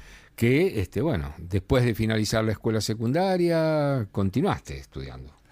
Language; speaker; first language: Spanish; native; Spanish